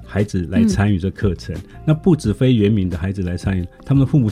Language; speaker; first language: Chinese; non-native, local second language; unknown